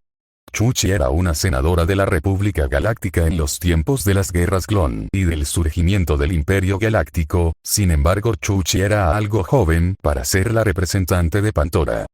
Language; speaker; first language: Spanish; native; Spanish